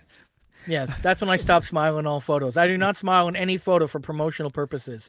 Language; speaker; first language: English; native; English